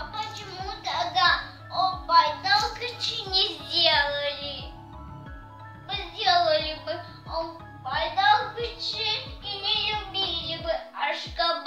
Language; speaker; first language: Russian; non-native, local second language; Turkmen